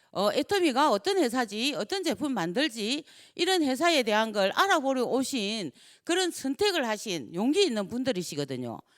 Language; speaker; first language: Korean; native; Korean